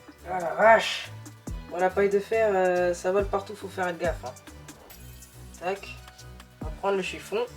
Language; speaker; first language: French; native; French